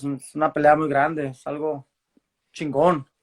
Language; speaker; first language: Spanish; early bilingual, heritage; Spanish